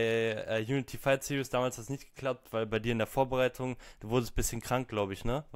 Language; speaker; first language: German; native; German